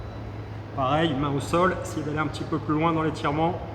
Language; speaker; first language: French; native; French